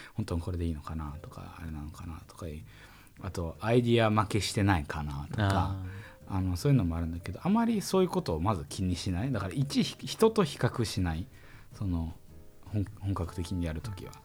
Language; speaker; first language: Japanese; non-native, fluent; German